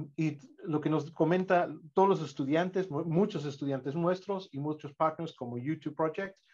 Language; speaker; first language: Spanish; non-native, fluent; English